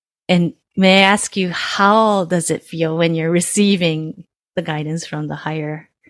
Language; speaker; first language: English; non-native, fluent; Japanese